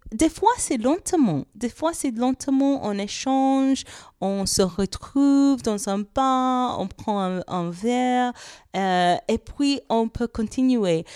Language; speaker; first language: French; non-native, fluent; English